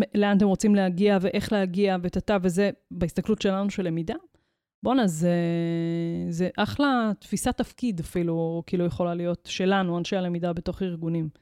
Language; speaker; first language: Hebrew; native; Hebrew